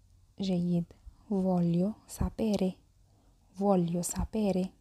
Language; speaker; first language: Italian; non-native, fluent; Arabic